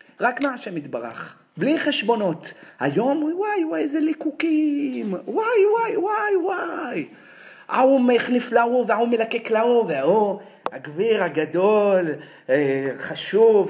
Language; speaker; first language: Hebrew; native; Hebrew